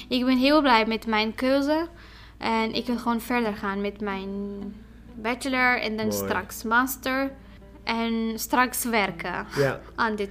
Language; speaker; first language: Dutch; non-native, fluent; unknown